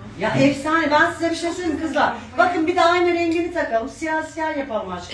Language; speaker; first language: Turkish; native; Turkish